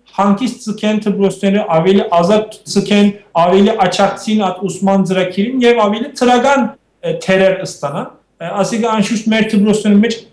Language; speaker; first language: Armenian; native; Armenian